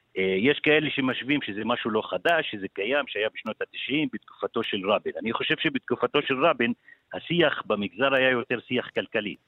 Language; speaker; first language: Hebrew; non-native, local second language; Arabic